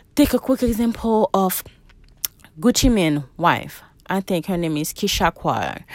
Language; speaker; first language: English; non-native, fluent; Haitian Creole